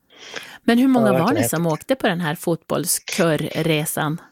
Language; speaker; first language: Swedish; native; Swedish